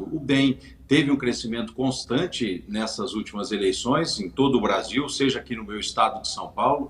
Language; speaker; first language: Portuguese; native; Portuguese